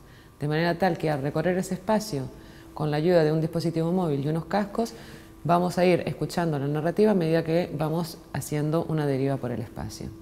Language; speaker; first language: Spanish; native; Spanish